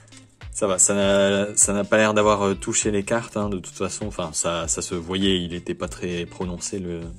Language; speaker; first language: French; native; French